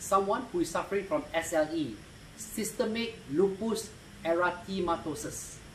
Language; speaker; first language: English; non-native, local second language; Malay